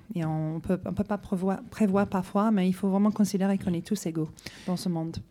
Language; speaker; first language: French; non-native, fluent; English